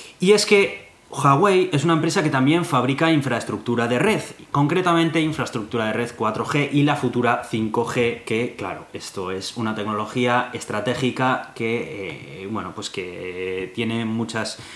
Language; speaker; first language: Spanish; native; Spanish